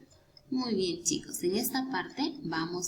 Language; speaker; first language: Spanish; native; Spanish